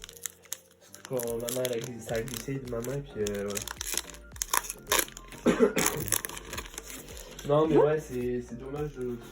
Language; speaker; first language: French; native; French